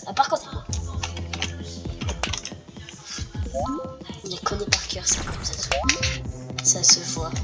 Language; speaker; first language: French; native; French